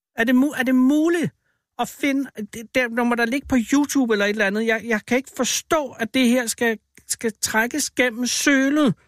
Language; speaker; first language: Danish; native; Danish